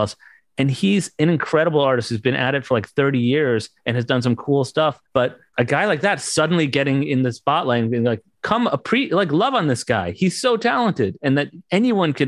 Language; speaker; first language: English; native; English